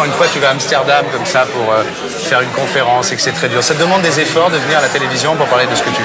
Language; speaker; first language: French; native; French